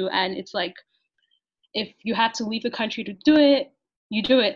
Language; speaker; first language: English; non-native, local second language; Yoruba